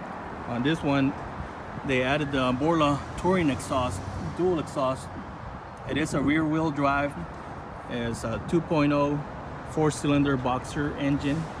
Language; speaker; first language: English; native; English